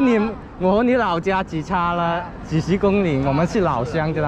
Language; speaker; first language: Chinese; non-native, local second language; Cantonese